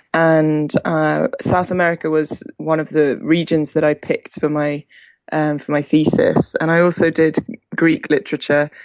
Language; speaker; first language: English; native; English